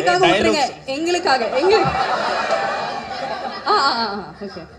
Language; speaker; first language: Tamil; native; Tamil